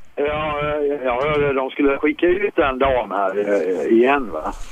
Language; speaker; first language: Swedish; native; Swedish